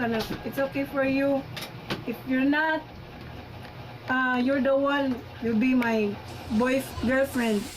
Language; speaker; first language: English; non-native, local second language; Cebuano